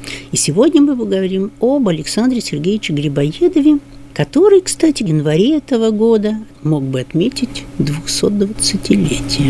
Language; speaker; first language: Russian; native; Russian